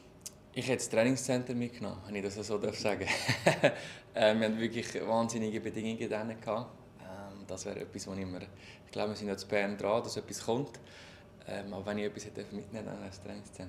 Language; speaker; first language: German; native; German